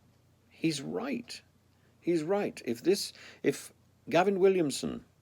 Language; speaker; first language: English; native; English